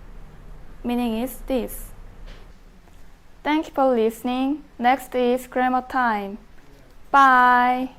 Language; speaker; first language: English; non-native, learner; Indonesian